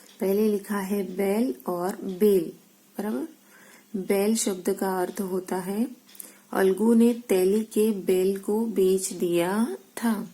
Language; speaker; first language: Hindi; non-native, local second language; Gujarati